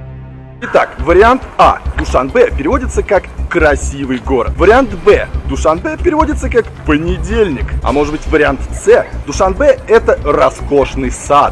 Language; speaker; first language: Russian; native; Russian